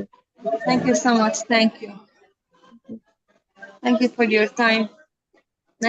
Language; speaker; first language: English; non-native, learner; Arabic